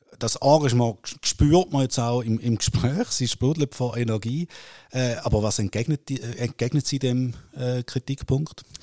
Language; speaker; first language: German; native; German